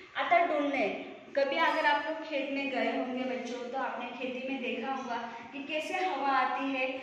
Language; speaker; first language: Hindi; non-native, local second language; Marathi